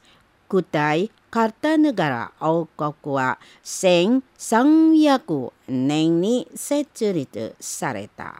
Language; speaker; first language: Japanese; non-native, learner; Indonesian